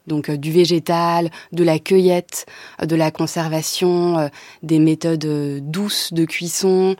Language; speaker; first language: French; native; French